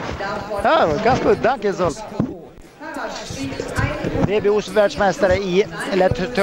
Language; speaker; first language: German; non-native, learner; Swedish